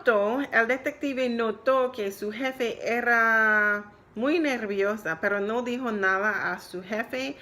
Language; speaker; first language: Spanish; non-native, learner; English